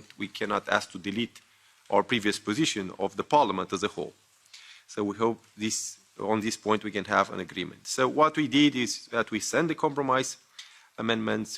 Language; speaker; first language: English; non-native, fluent; Romanian